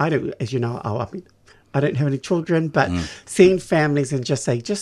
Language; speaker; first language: English; native; English